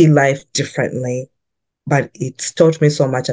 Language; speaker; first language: English; non-native, local second language; Ganda